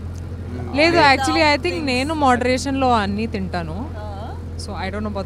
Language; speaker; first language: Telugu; non-native, fluent; Hindi